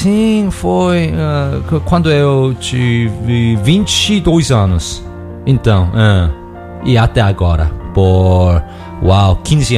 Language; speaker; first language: Portuguese; non-native, learner; Korean